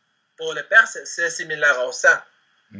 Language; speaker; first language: French; non-native, learner; Spanish